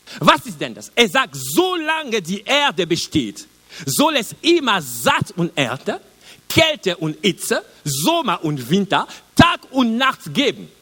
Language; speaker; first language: German; non-native, learner; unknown